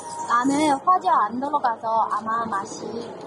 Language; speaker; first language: Korean; non-native, learner; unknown